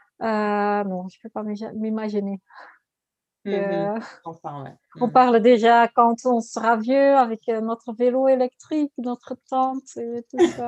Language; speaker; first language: French; non-native, learner; Dutch